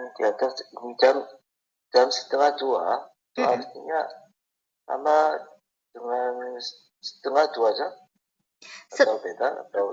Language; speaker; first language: Indonesian; non-native, learner; Korean